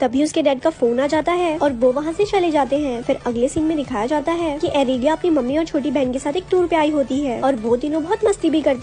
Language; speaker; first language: Hindi; native; Hindi